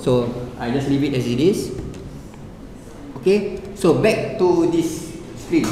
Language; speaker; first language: English; non-native, local second language; Malay